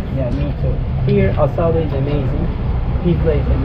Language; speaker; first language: English; non-native, learner; Turkish